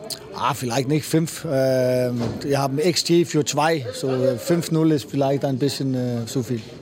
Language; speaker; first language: German; non-native, fluent; Danish